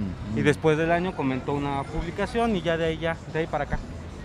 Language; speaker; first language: Spanish; native; Spanish